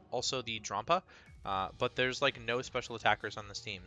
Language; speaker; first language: English; native; English